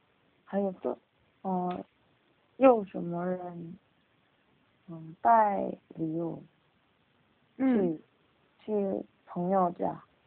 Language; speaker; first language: Chinese; non-native, learner; Korean